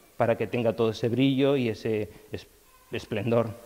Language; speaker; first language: Spanish; native; Spanish